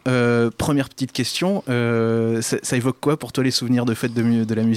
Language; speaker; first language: French; native; French